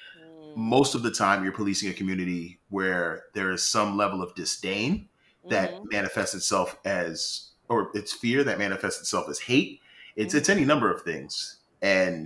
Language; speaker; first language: English; native; English